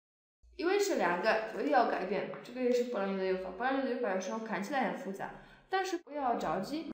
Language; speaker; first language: Chinese; non-native, fluent; Polish